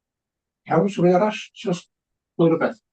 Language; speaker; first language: Welsh; native; Welsh